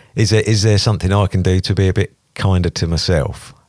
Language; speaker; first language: English; native; English